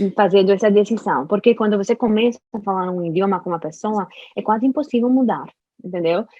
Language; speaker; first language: Portuguese; non-native, fluent; English